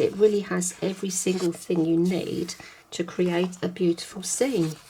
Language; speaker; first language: English; native; English